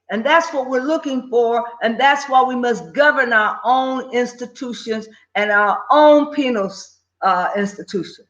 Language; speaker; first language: English; native; English